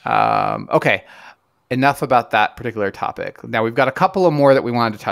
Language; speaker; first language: English; native; English